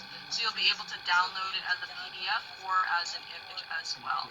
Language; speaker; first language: English; native; English